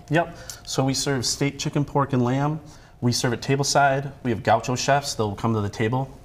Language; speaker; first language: English; native; English